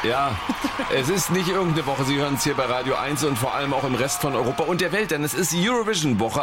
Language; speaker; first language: German; native; German